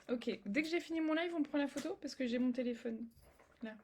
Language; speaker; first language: French; native; French